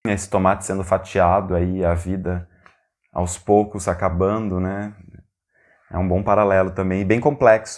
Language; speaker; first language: Portuguese; native; Portuguese